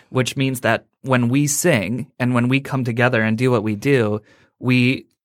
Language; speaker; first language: English; native; English